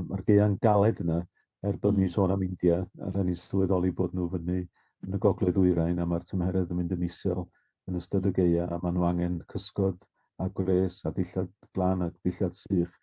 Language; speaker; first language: Welsh; native; Welsh